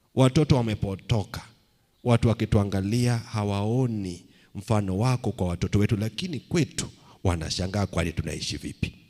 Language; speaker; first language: Swahili; non-native, local second language; Luo (Kenya and Tanzania)